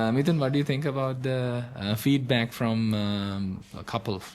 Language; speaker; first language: English; non-native, local second language; Sinhala